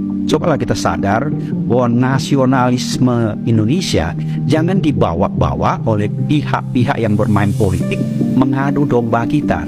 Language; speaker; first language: Indonesian; native; Indonesian